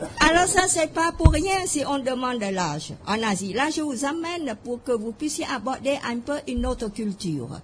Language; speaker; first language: French; non-native, fluent; Khmer